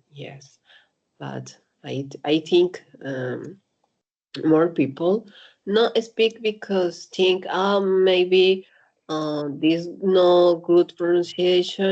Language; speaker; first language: English; non-native, learner; Spanish